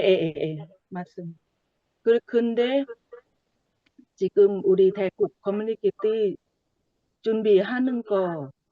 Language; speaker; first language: Korean; non-native, learner; Thai